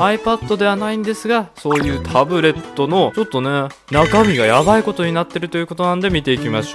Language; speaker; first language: Japanese; native; Japanese